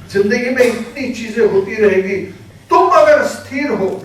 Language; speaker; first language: Hindi; non-native, local second language; Marathi